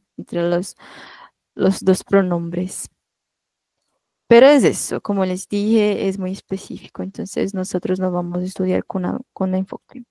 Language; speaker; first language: Spanish; non-native, fluent; Portuguese